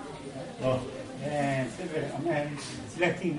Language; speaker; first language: Swedish; non-native, learner; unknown